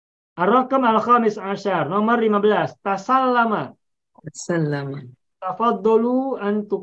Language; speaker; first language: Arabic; non-native, fluent; Indonesian